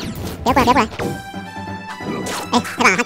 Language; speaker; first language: Chinese; native; Chinese